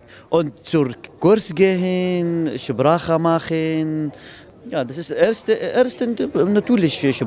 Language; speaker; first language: German; non-native, learner; Arabic